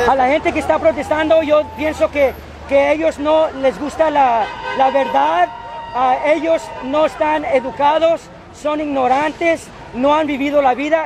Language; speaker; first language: Spanish; early bilingual, heritage; Spanish